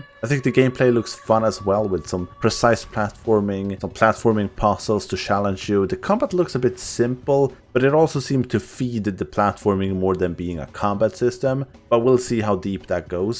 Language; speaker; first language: English; non-native, fluent; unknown